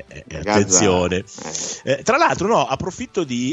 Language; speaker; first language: Italian; native; Italian